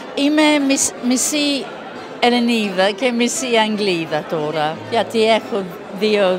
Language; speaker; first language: Greek; non-native, learner; English